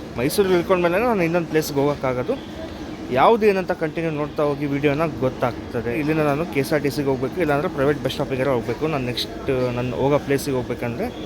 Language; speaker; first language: Kannada; native; Kannada